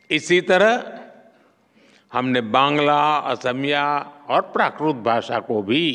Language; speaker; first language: Hindi; non-native, local second language; Gujarati